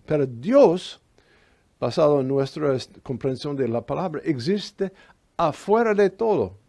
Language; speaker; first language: Spanish; non-native, fluent; English